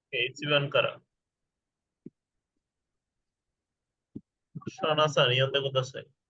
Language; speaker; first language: Japanese; non-native, fluent; Bangla